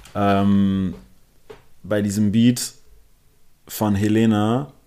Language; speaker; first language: German; non-native, local second language; English